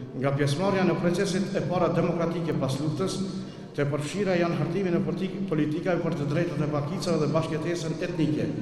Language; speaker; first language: Albanian; non-native, local second language; Romany